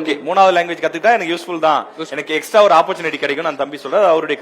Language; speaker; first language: Tamil; native; Tamil